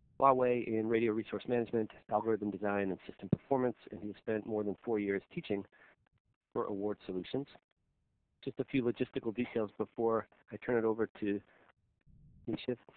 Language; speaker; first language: English; native; English